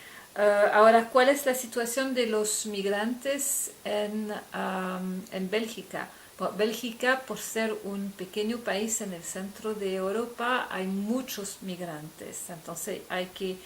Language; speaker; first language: Spanish; non-native, fluent; French